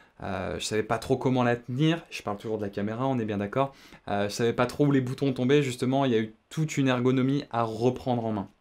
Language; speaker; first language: French; native; French